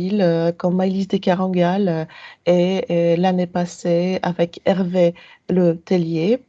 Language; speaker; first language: French; non-native, fluent; Polish